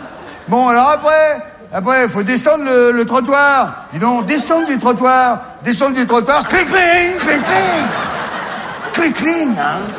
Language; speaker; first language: French; native; French